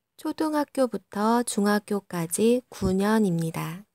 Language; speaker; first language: Korean; non-native, learner; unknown